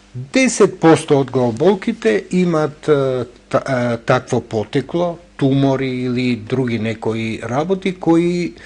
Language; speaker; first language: Macedonian; non-native, local second language; Albanian